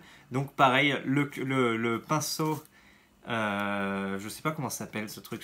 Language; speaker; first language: French; native; French